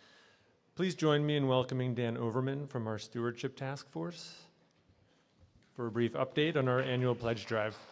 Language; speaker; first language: English; native; English